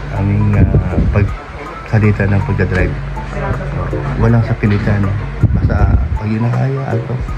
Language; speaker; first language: Filipino; native; Filipino